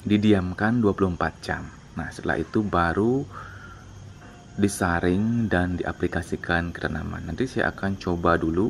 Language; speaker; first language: Indonesian; native; Indonesian